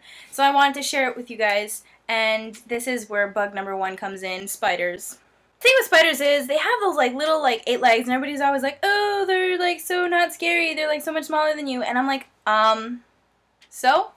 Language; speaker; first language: English; native; English